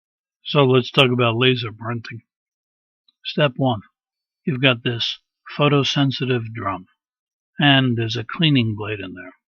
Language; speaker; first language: English; native; English